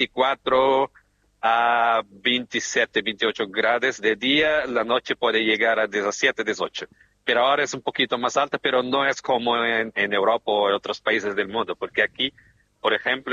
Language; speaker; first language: Spanish; non-native, fluent; Portuguese